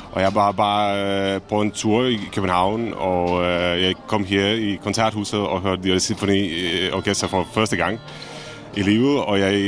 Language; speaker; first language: Danish; non-native, fluent; Czech